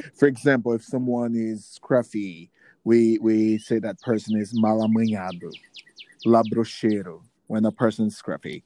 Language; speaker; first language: English; non-native, fluent; Portuguese